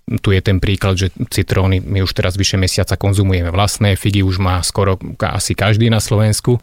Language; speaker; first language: Slovak; non-native, local second language; Hungarian